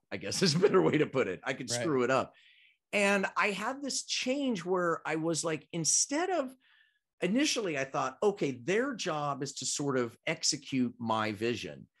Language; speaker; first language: English; native; English